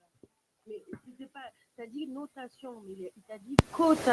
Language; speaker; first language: French; native; French